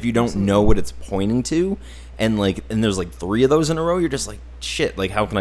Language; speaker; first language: English; native; English